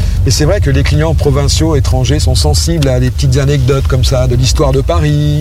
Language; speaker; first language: French; native; French